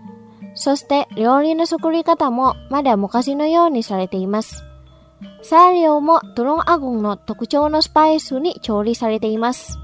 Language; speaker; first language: Japanese; non-native, fluent; Indonesian